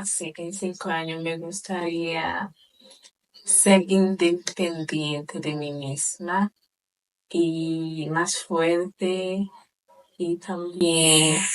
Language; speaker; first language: Spanish; non-native, local second language; Haitian Creole